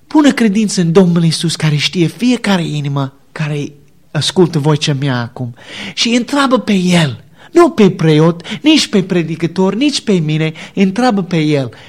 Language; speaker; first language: Romanian; non-native, learner; English